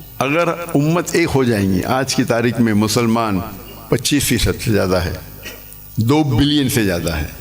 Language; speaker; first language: Urdu; non-native, local second language; English